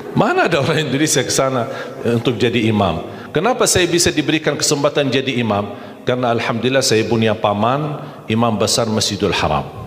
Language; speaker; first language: Malay; non-native, fluent; Arabic